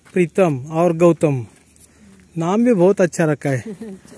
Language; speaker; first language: Hindi; non-native, local second language; Marathi